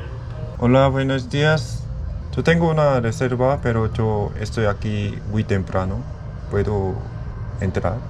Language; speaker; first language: Spanish; non-native, learner; Korean